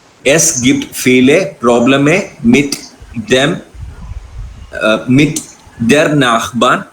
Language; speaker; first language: German; non-native, learner; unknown